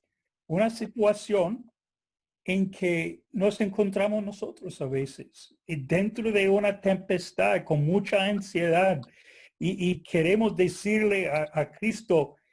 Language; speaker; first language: Spanish; non-native, fluent; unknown